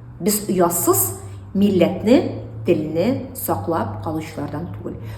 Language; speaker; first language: Tatar; native; Tatar